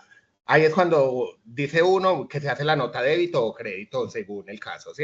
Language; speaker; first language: Spanish; native; Spanish